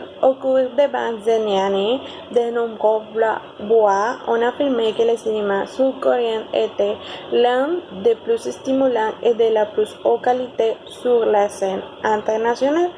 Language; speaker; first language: French; non-native, learner; Spanish